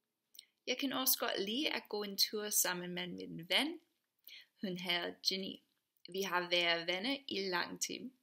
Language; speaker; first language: Danish; non-native, learner; English